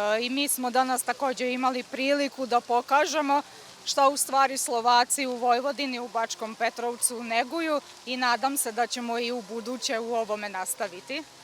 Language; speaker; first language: Serbian; non-native, local second language; Slovak